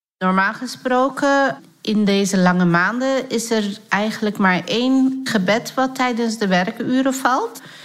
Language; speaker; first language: Dutch; non-native, fluent; Turkish